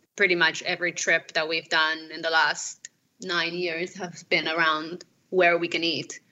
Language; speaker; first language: English; non-native, fluent; Spanish